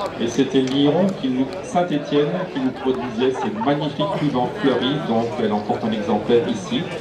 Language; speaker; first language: French; native; French